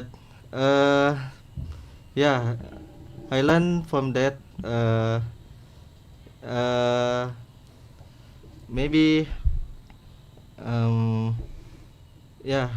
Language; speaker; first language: English; non-native, learner; Indonesian